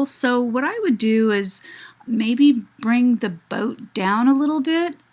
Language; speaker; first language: English; native; English